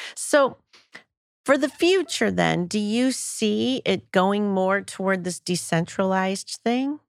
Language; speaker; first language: English; native; English